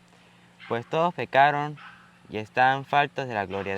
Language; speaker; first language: Spanish; native; Spanish